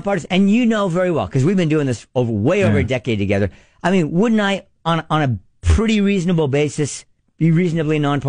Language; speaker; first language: English; native; English